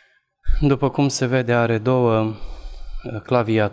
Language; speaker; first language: Romanian; non-native, local second language; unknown